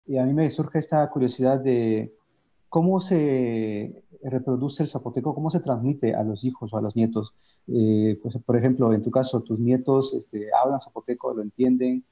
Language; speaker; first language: Spanish; native; Spanish